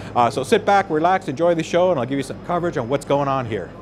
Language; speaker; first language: English; native; English